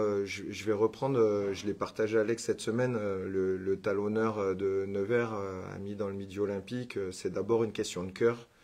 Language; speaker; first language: French; native; French